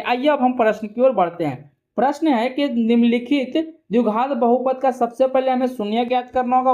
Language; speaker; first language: Hindi; native; Hindi